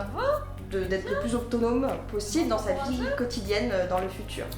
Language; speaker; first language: French; native; French